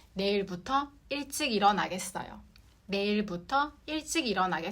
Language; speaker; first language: Korean; non-native, fluent; Japanese